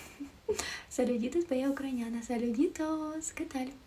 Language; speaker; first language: Spanish; non-native, fluent; Ukrainian